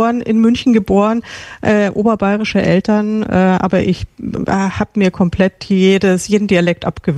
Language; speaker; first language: German; native; German